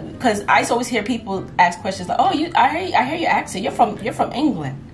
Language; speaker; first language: English; native; English